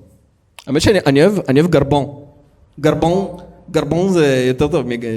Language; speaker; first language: Hebrew; native; Hebrew